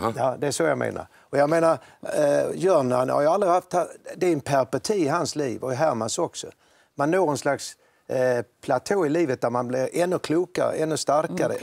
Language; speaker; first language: Swedish; native; Swedish